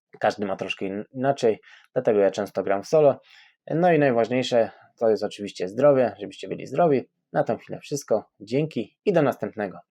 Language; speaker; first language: Polish; native; Polish